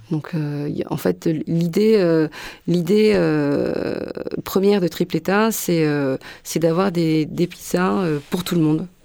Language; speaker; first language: French; native; French